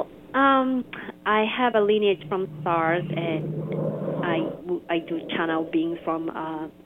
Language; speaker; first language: English; non-native, fluent; Japanese